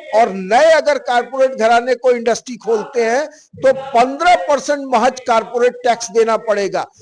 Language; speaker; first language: Hindi; native; Hindi